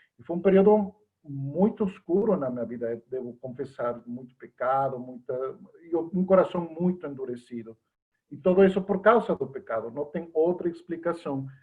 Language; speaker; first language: Portuguese; non-native, fluent; Spanish